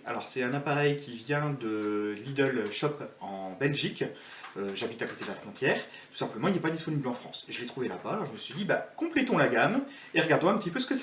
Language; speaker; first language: French; native; French